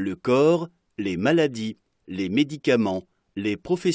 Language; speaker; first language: French; non-native, fluent; Arabic